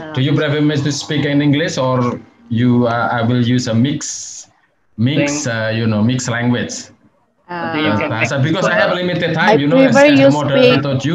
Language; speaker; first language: English; non-native, fluent; Javanese